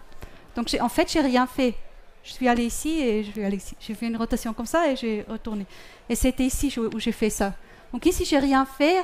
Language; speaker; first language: French; non-native, fluent; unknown